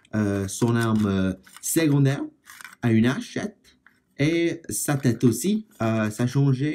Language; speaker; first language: French; non-native, fluent; English